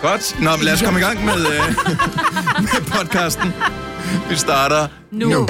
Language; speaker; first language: Danish; native; Danish